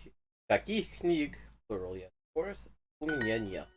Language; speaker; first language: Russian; non-native, learner; English